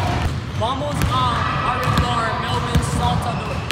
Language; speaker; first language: Spanish; non-native, learner; English